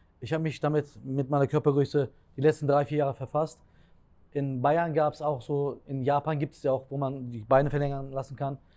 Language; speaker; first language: German; early bilingual, other home language; Turkish